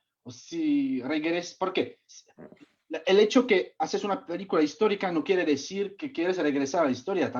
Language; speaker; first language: Spanish; non-native, fluent; Czech